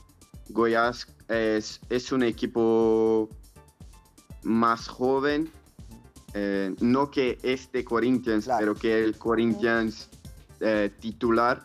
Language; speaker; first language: Spanish; non-native, fluent; Portuguese